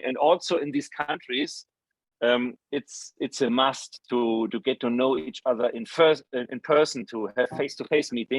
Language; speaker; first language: English; non-native, fluent; German